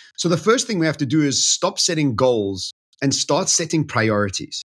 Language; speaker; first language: English; native; English